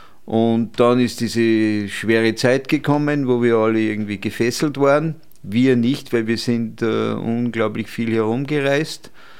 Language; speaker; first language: German; native; German